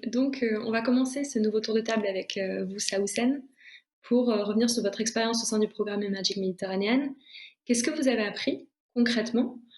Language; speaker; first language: French; native; French